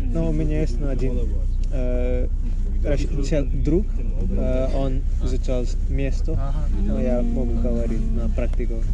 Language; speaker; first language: Russian; non-native, learner; Tamil